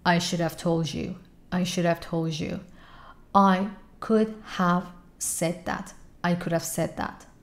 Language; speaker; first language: English; non-native, fluent; Persian